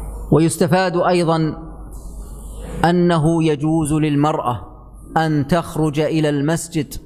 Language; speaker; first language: Arabic; native; Arabic